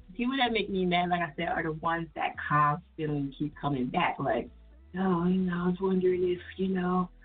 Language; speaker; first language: English; native; English